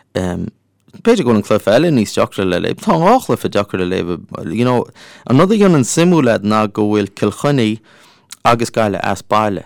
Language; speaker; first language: Irish; native; Irish